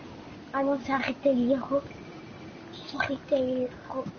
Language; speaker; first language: French; native; French